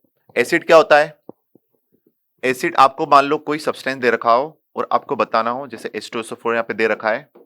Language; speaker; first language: Hindi; native; Hindi